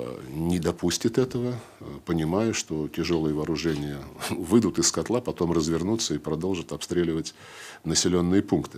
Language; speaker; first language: Russian; native; Russian